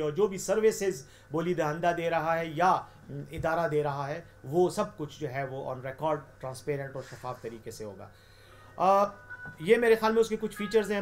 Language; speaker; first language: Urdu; non-native, local second language; Pashto